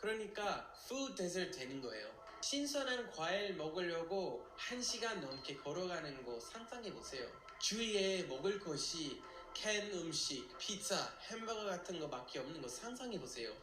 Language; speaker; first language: Korean; non-native, fluent; English